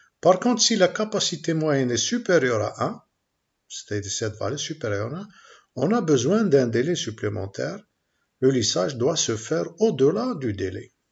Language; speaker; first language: French; non-native, local second language; Arabic